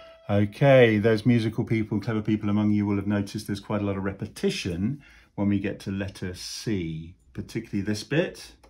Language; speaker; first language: English; native; English